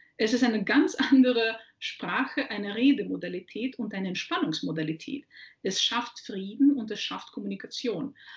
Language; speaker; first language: German; early bilingual, other home language; Russian